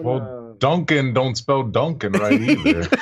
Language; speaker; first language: English; native; English